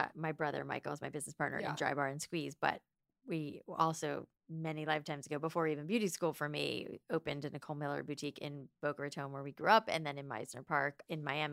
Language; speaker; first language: English; native; English